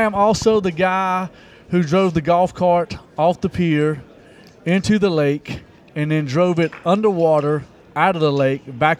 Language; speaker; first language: English; native; English